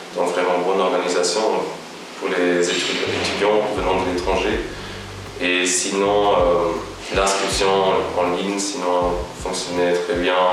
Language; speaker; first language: French; non-native, local second language; Luxembourgish